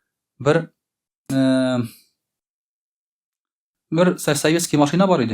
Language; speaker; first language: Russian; non-native, local second language; Tatar